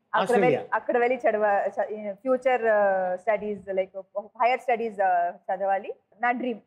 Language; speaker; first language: Telugu; non-native, local second language; Tamil